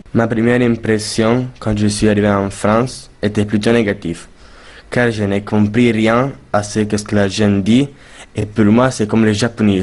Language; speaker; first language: French; non-native, learner; Italian